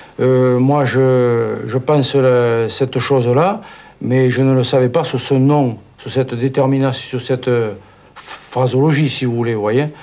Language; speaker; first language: French; native; French